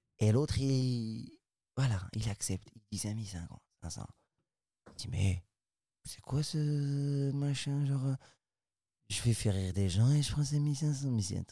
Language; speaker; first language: French; non-native, local second language; Arabic